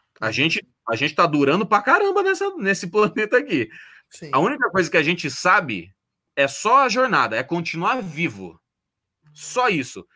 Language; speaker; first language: Portuguese; native; Portuguese